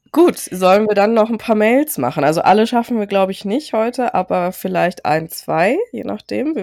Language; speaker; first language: German; early bilingual, other home language; Turkish